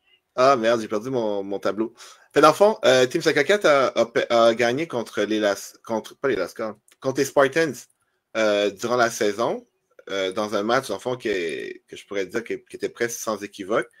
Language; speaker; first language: French; native; French